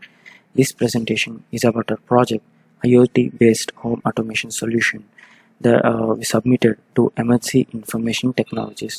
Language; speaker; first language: English; non-native, local second language; Telugu